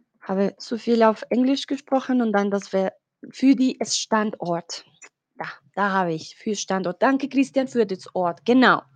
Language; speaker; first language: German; non-native, fluent; Spanish